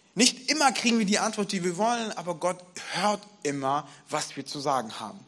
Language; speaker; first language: German; native; German